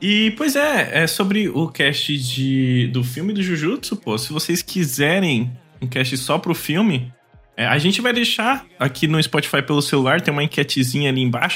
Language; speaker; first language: Portuguese; native; Portuguese